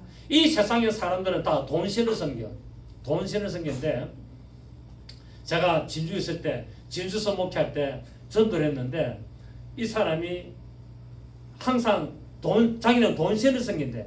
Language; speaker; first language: Korean; native; Korean